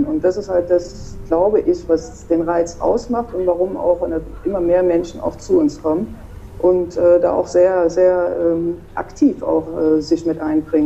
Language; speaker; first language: German; native; German